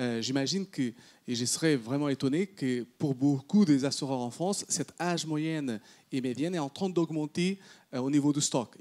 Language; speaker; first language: French; non-native, fluent; Portuguese